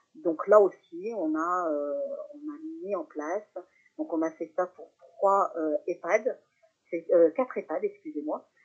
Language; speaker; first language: French; native; French